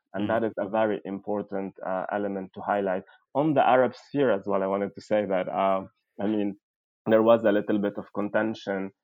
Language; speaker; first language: English; non-native, fluent; Arabic